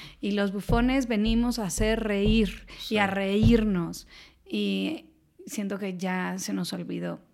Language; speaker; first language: Spanish; native; Spanish